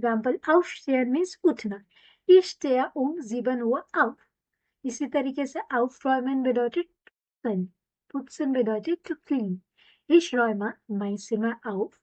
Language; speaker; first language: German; non-native, fluent; Hindi